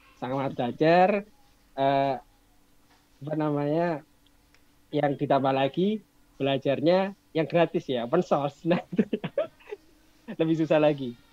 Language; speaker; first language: Indonesian; native; Indonesian